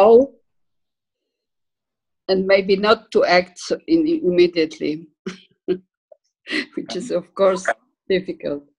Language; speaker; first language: English; non-native, fluent; Polish